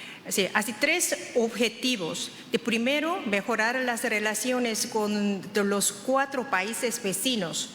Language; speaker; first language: Spanish; non-native, fluent; Korean